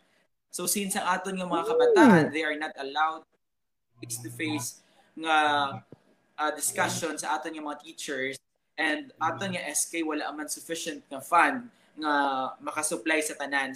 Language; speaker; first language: English; non-native, local second language; Hiligaynon